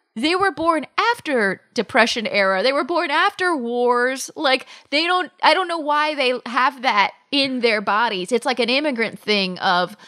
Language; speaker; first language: English; native; English